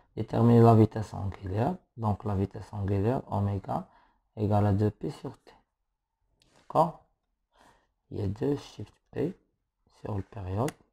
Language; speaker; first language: French; non-native, local second language; Arabic